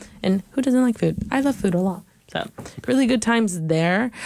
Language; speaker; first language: English; early bilingual, other home language; Spanish